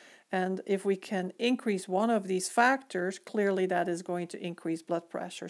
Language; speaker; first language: English; native; English